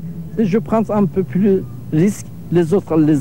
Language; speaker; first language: French; non-native, learner; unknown